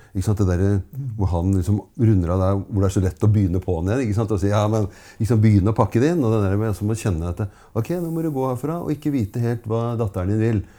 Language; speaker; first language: Norwegian; native; Norwegian